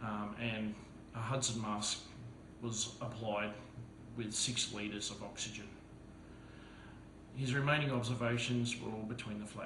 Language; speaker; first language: English; native; English